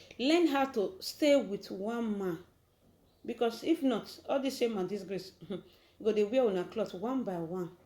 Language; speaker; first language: Nigerian Pidgin; native; Nigerian Pidgin